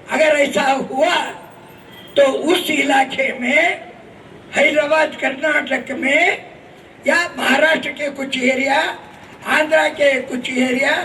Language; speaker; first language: Hindi; non-native, local second language; Kannada